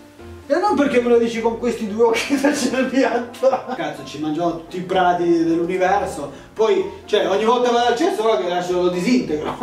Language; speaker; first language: Italian; native; Italian